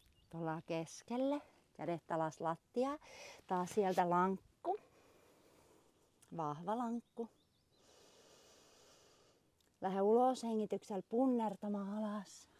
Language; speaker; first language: Finnish; native; Finnish